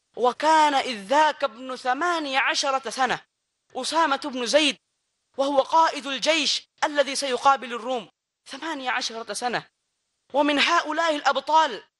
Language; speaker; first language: Arabic; non-native, fluent; Bangla